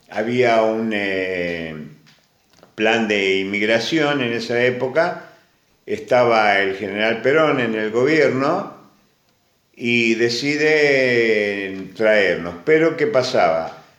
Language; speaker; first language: Spanish; early bilingual, other home language; Greek